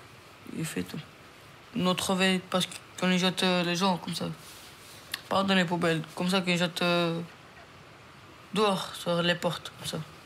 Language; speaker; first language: French; early bilingual, other home language; Romanian